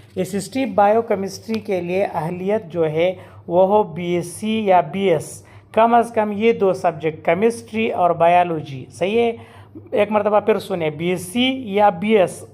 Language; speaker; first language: Urdu; non-native, local second language; Pashto